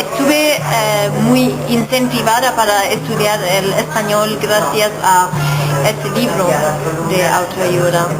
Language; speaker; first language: Spanish; non-native, fluent; German